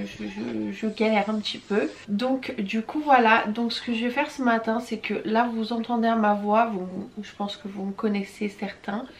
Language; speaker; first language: French; early bilingual, other home language; Portuguese